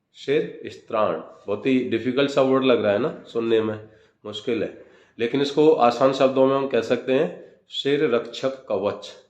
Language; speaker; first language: Hindi; native; Hindi